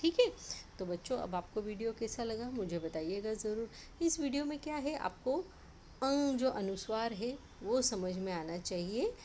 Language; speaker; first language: Hindi; non-native, local second language; Marathi